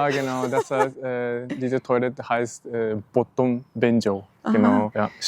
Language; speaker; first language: German; non-native, learner; Japanese